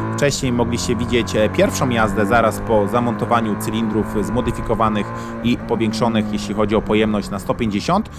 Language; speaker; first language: Polish; native; Polish